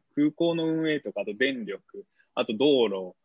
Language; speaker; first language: Japanese; native; Japanese